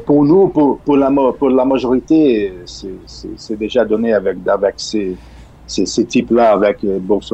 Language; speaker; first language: French; non-native, fluent; Portuguese